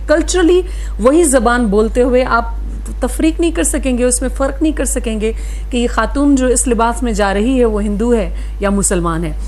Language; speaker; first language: Urdu; non-native, local second language; Sindhi